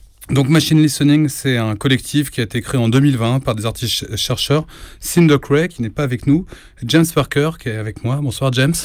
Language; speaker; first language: French; native; French